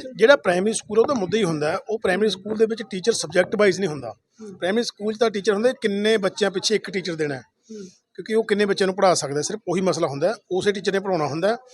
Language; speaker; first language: Punjabi; native; Punjabi